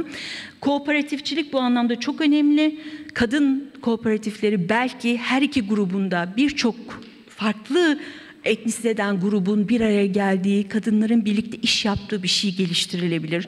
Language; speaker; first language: Turkish; native; Turkish